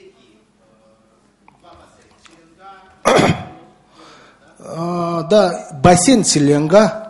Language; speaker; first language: Russian; non-native, learner; Mongolian